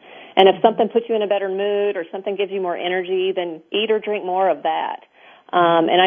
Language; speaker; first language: English; native; English